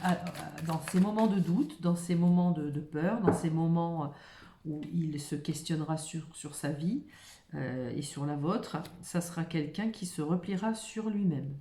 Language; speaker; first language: French; native; French